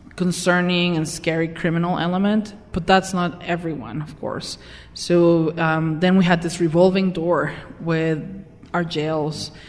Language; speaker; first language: English; non-native, fluent; Spanish